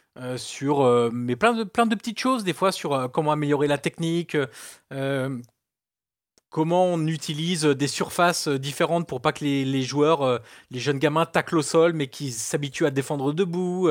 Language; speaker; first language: French; native; French